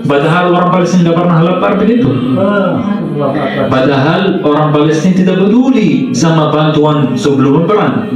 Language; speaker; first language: Indonesian; non-native, fluent; Arabic